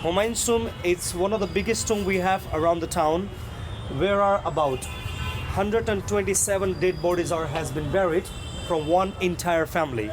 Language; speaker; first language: English; non-native, fluent; Hindi